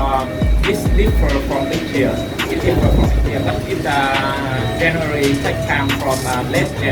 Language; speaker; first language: English; non-native, fluent; Vietnamese